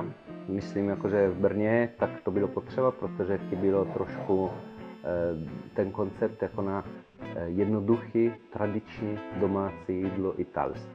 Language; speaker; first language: Czech; non-native, fluent; Italian